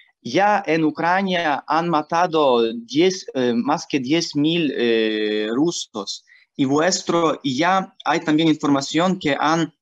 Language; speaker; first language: Spanish; non-native, learner; Ukrainian